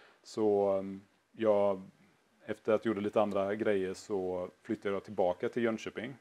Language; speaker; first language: Swedish; native; Swedish